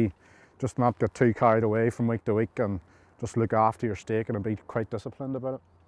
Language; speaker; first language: English; native; English